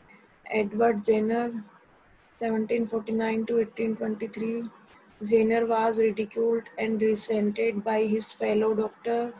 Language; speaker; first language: English; non-native, local second language; Hindi